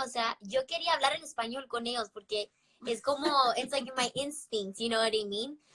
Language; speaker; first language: Spanish; early bilingual, heritage; English